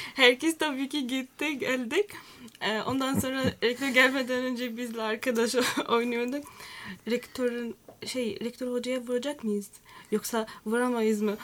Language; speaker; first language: Turkish; non-native, fluent; Arabic